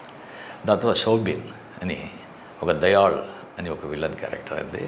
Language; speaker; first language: Telugu; non-native, local second language; Marathi